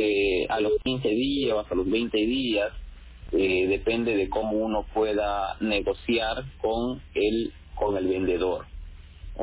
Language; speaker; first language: Spanish; native; Spanish